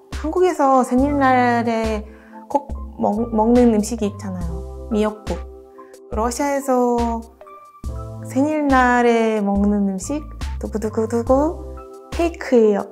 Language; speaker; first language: Korean; non-native, fluent; Russian